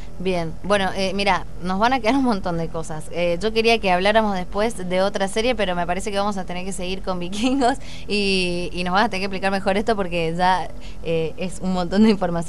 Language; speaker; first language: Spanish; native; Spanish